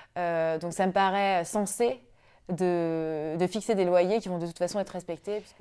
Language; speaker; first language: French; native; French